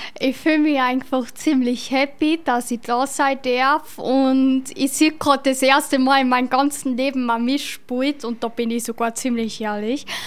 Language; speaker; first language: German; native; German